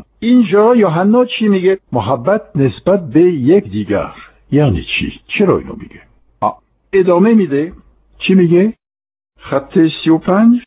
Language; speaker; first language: Persian; non-native, fluent; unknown